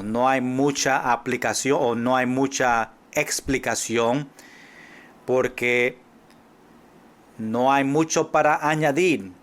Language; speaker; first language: Spanish; non-native, fluent; English